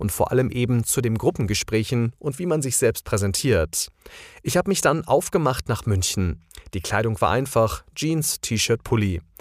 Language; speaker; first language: German; native; German